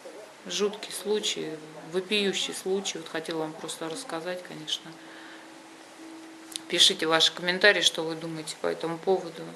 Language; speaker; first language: Russian; native; Russian